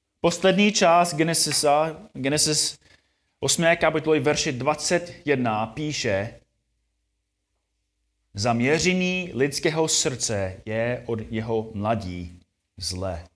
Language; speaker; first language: Czech; non-native, fluent; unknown